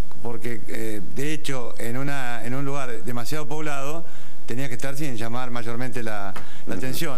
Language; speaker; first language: Spanish; native; Spanish